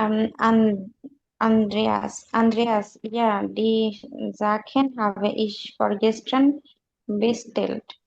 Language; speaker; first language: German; non-native, learner; Bangla